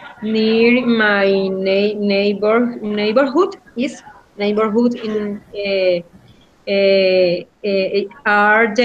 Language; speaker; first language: English; non-native, learner; Spanish